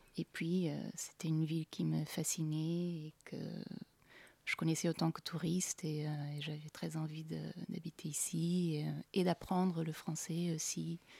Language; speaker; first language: French; non-native, fluent; Portuguese